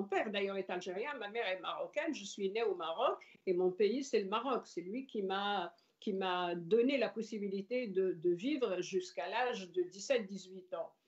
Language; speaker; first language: French; non-native, local second language; Arabic